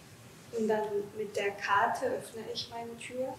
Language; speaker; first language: German; non-native, learner; Japanese